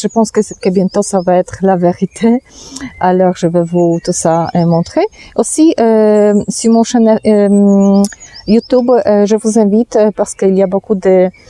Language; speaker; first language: French; non-native, fluent; Polish